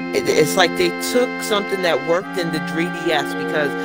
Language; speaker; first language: English; native; English